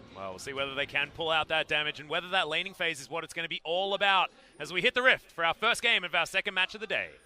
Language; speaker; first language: English; native; English